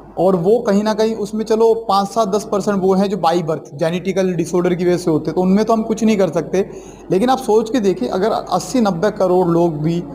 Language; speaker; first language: Hindi; native; Hindi